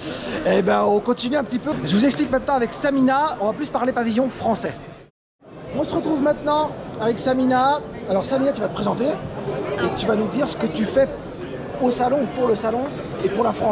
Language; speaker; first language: French; native; French